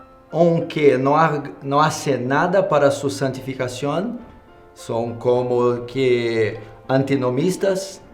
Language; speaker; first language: Spanish; non-native, learner; Portuguese